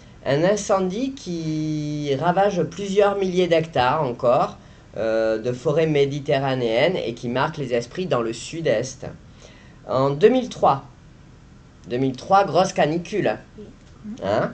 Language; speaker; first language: French; native; French